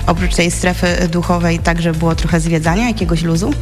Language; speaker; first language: Polish; native; Polish